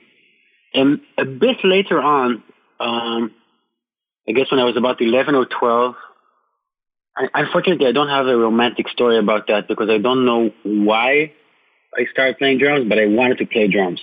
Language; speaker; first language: English; non-native, fluent; Hebrew